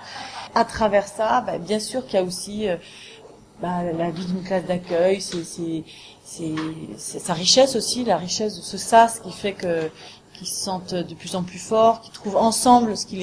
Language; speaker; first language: French; native; French